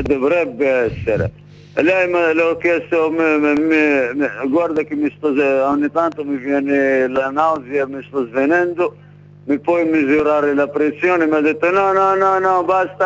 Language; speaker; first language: Italian; non-native, learner; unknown